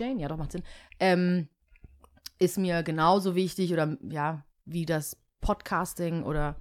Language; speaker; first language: German; early bilingual, other home language; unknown